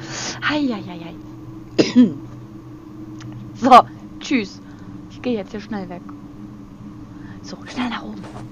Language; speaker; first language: German; native; German